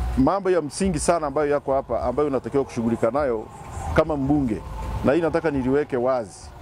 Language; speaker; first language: Swahili; native; Swahili